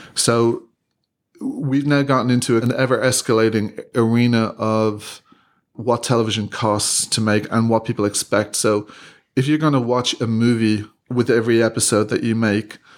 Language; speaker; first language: English; native; English